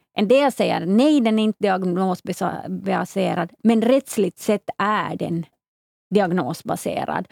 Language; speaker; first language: Swedish; native; Swedish